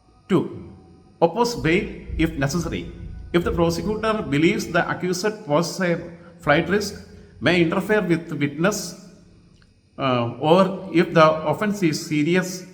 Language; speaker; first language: English; non-native, local second language; Malayalam